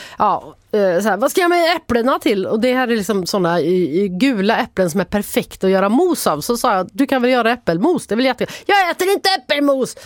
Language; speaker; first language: Swedish; native; Swedish